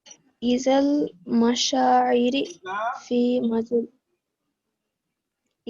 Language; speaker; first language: Arabic; non-native, learner; Divehi